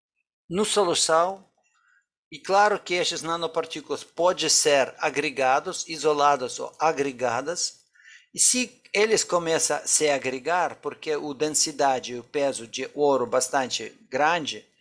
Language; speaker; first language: Portuguese; non-native, fluent; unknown